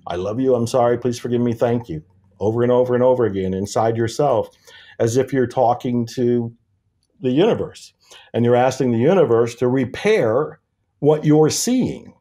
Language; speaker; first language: English; native; English